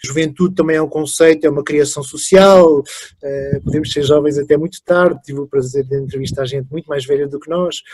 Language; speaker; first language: Portuguese; early bilingual, other home language; French